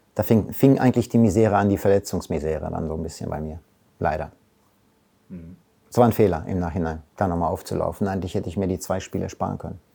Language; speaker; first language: German; early bilingual, other home language; Polish